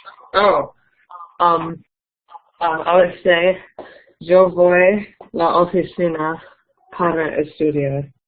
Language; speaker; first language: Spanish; non-native, learner; English